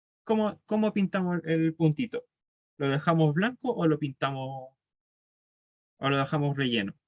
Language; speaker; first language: Spanish; native; Spanish